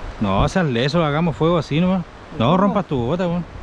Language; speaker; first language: Spanish; native; Spanish